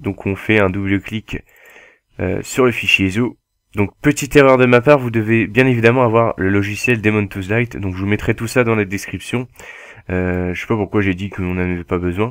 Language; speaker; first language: French; native; French